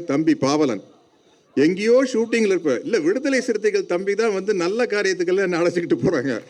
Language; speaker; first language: Tamil; native; Tamil